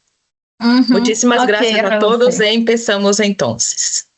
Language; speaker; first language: Spanish; non-native, local second language; Portuguese